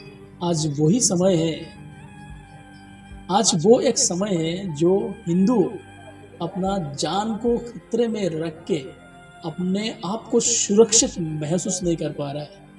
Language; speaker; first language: Hindi; non-native, local second language; Bangla